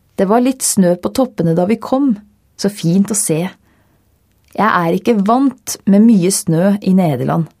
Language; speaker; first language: Norwegian; non-native, fluent; Dutch